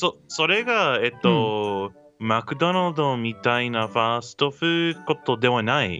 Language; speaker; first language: Japanese; non-native, learner; English